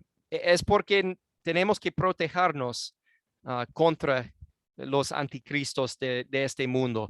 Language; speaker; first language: Spanish; non-native, fluent; English